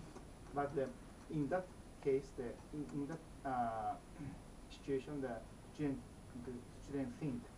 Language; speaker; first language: English; non-native, fluent; Japanese